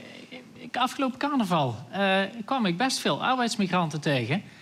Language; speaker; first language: Dutch; native; Dutch